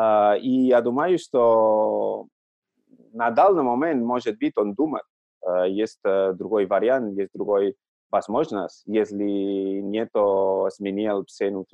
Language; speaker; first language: Russian; non-native, learner; Catalan